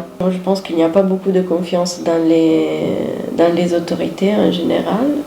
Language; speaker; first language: French; non-native, fluent; Italian